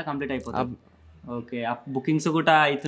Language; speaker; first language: Telugu; native; Telugu